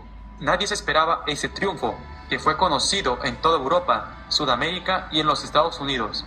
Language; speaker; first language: Spanish; native; Spanish